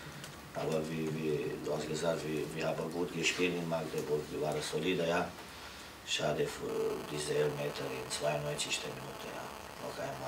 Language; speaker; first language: German; non-native, learner; Romanian